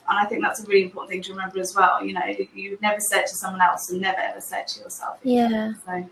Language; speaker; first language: English; native; English